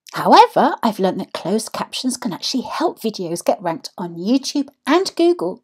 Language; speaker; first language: English; native; English